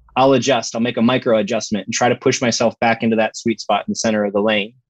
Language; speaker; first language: English; native; English